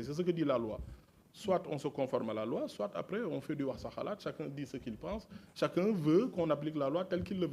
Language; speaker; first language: French; non-native, local second language; Wolof